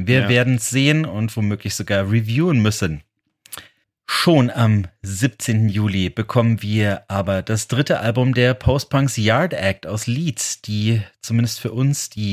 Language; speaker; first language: German; native; German